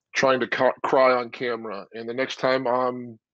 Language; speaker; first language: English; native; English